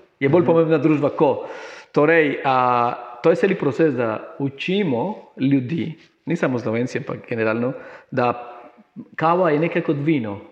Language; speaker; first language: Slovenian; non-native, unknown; Spanish